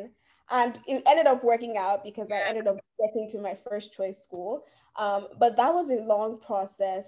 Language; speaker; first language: English; native; English